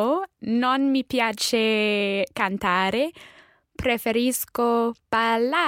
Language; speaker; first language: Italian; non-native, learner; English